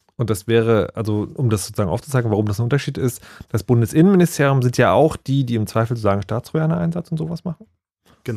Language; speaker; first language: German; native; German